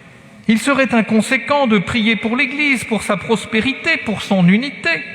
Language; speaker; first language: French; native; French